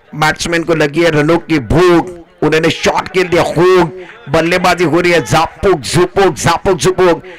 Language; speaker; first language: Hindi; non-native, local second language; Marathi